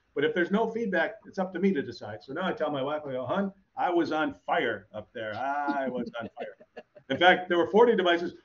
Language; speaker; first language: English; native; English